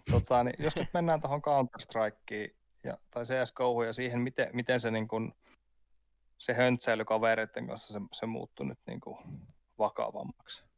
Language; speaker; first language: Finnish; native; Finnish